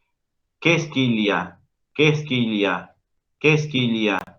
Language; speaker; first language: French; non-native, fluent; Spanish